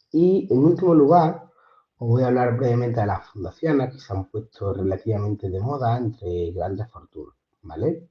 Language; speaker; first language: Spanish; native; Spanish